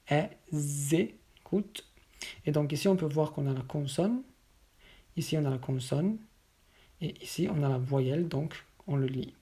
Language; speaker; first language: French; native; French